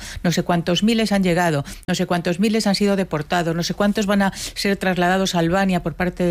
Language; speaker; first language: Spanish; native; Spanish